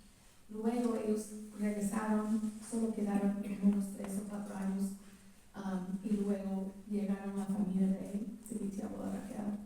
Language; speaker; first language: Spanish; early bilingual, heritage; English